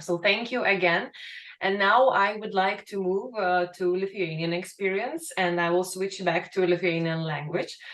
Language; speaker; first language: English; non-native, fluent; Lithuanian